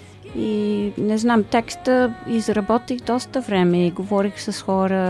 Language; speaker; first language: Bulgarian; early bilingual, heritage; Bulgarian